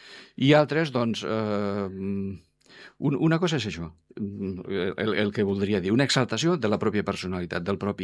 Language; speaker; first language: Catalan; non-native, fluent; Spanish